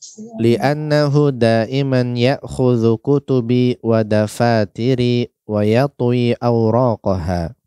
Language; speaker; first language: Arabic; non-native, fluent; Indonesian